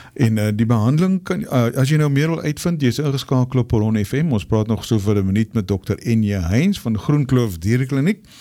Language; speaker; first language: Afrikaans; native; Afrikaans